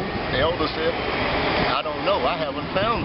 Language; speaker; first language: English; native; English